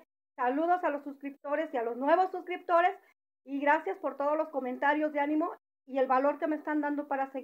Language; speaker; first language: Spanish; native; Spanish